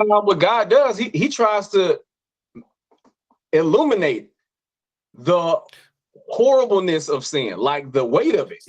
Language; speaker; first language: English; native; English